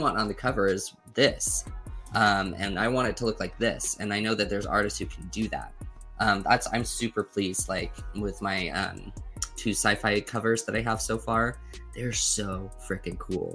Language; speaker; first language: English; native; English